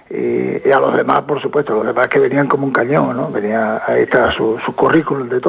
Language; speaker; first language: Spanish; native; Spanish